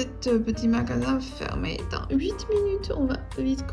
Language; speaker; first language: French; non-native, learner; Chinese